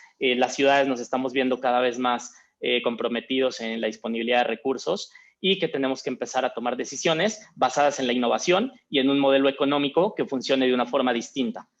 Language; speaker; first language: Spanish; native; Spanish